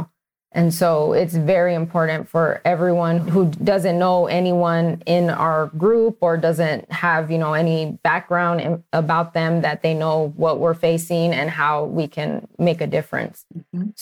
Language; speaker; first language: English; native; English